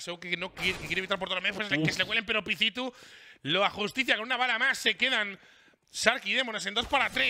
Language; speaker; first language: Spanish; native; Spanish